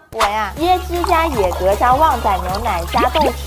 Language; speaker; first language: Chinese; native; Chinese